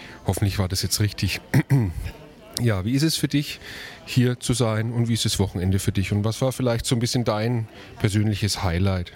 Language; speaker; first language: German; native; German